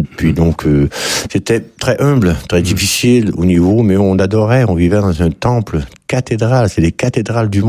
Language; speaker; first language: French; native; French